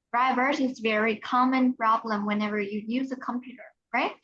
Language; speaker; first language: English; non-native, fluent; Vietnamese